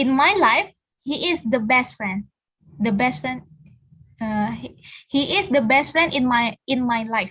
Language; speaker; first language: English; non-native, fluent; Indonesian